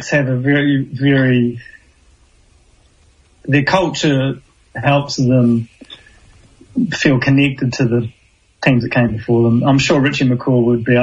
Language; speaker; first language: English; native; English